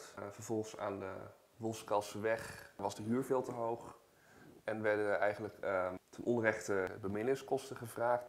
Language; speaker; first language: Dutch; native; Dutch